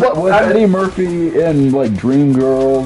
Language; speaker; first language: English; native; English